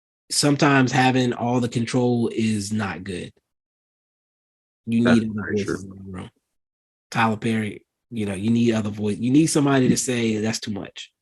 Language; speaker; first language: English; native; English